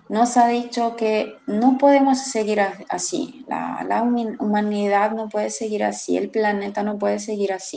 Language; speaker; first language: Spanish; non-native, fluent; Italian